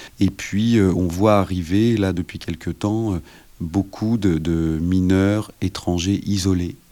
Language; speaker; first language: French; native; French